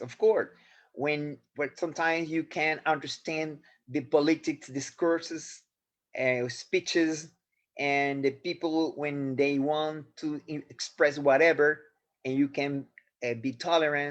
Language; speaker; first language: English; non-native, fluent; Spanish